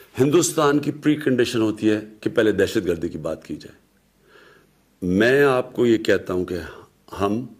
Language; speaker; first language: Urdu; native; Urdu